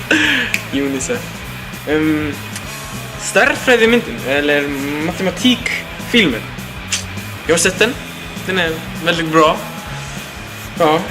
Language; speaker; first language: Swedish; non-native, learner; Icelandic